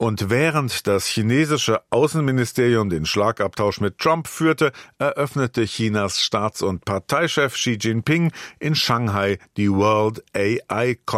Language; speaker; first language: German; native; German